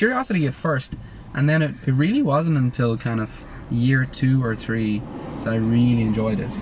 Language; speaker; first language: English; native; English